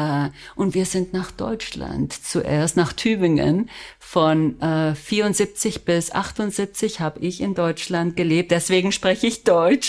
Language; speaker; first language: German; non-native, fluent; Spanish